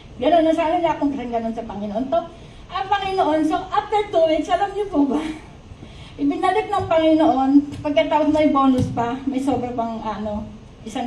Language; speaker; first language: Filipino; native; Filipino